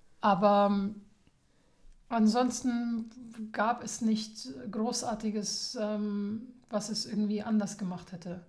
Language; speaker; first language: German; early bilingual, other home language; Persian